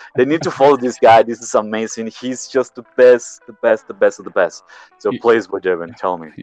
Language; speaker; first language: English; non-native, learner; Spanish